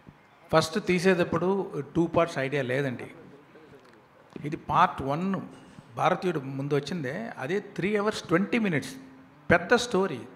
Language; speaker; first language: Telugu; non-native, local second language; Tamil